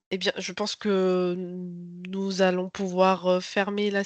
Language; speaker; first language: French; native; French